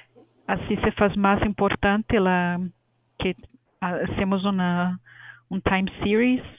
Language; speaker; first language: Spanish; non-native, fluent; Portuguese